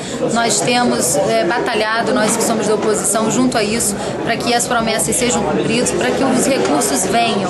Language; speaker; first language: Portuguese; native; Portuguese